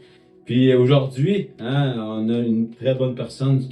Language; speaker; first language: French; native; French